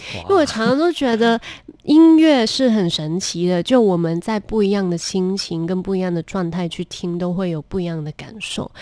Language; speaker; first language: Chinese; non-native, local second language; Cantonese